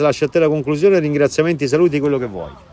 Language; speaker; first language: Italian; native; Italian